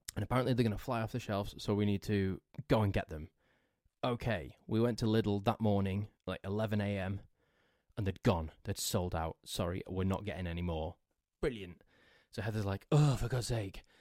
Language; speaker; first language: English; native; English